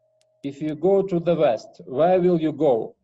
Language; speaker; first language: English; non-native, fluent; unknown